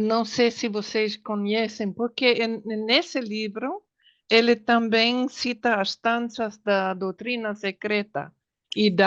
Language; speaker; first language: Portuguese; non-native, fluent; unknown